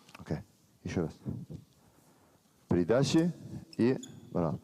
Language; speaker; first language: Russian; non-native, learner; Italian